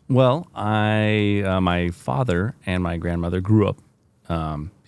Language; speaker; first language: English; native; English